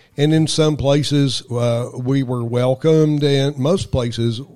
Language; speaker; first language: English; native; English